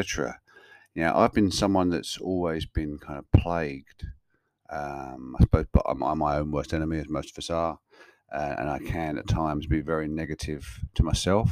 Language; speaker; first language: English; native; English